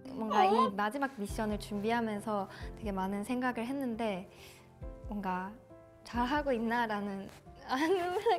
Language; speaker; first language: Korean; non-native, fluent; Japanese